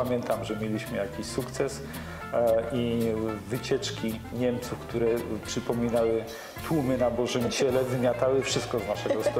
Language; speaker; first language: Polish; native; Polish